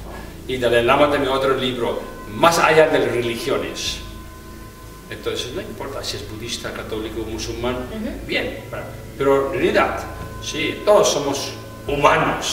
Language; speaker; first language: Spanish; non-native, fluent; Tibetan